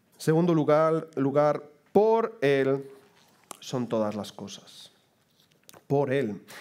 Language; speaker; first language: Spanish; native; Spanish